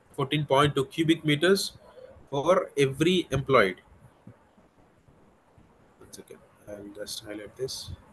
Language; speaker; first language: English; non-native, local second language; Telugu